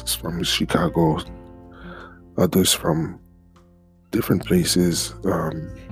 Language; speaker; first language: English; non-native, fluent; French